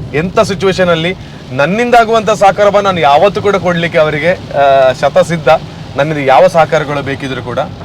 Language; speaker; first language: Kannada; native; Kannada